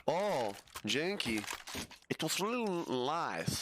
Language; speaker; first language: English; non-native, learner; Polish